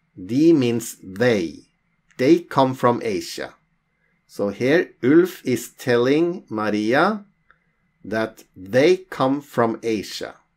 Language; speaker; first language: English; non-native, fluent; Norwegian